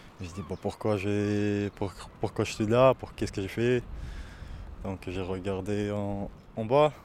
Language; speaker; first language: French; non-native, learner; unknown